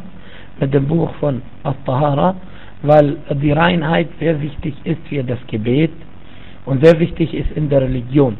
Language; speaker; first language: German; non-native, fluent; Arabic